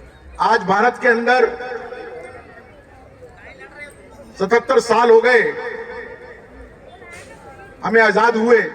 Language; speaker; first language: Hindi; native; Hindi